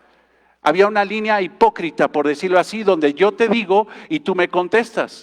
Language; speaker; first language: Spanish; native; Spanish